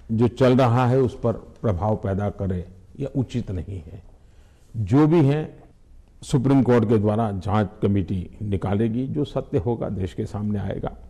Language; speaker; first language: Hindi; non-native, local second language; Gujarati